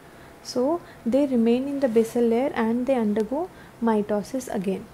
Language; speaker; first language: English; non-native, local second language; Hindi